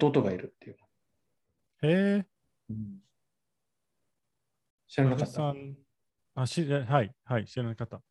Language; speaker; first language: Japanese; non-native, learner; English